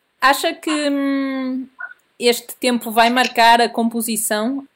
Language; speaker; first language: Portuguese; native; Portuguese